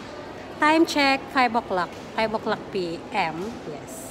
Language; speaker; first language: English; non-native, local second language; Filipino